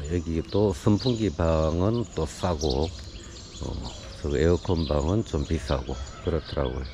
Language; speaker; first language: Korean; native; Korean